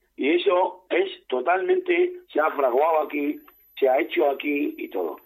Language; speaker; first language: Spanish; non-native, fluent; Arabic